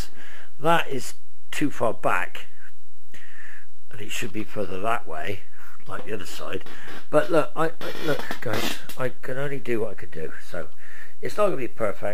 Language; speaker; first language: English; native; English